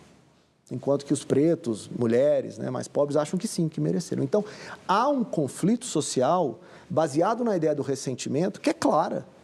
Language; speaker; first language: Portuguese; native; Portuguese